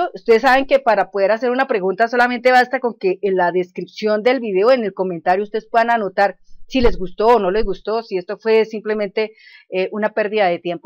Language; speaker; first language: Spanish; native; Spanish